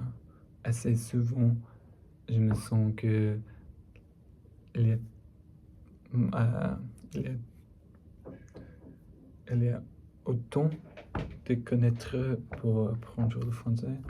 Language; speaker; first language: French; non-native, learner; English